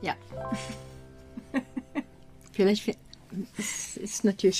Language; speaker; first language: German; native; German